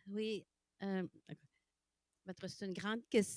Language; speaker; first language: French; non-native, local second language; Innu-aimun